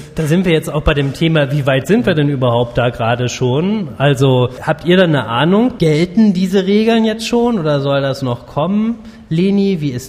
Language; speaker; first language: German; native; German